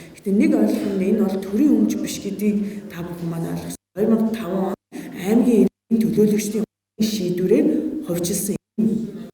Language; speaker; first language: Mongolian; native; Mongolian